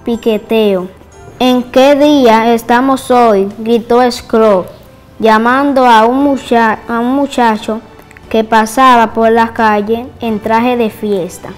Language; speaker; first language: Spanish; native; Spanish